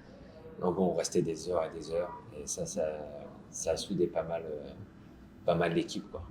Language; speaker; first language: French; native; French